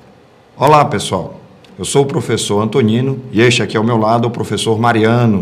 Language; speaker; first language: Portuguese; native; Portuguese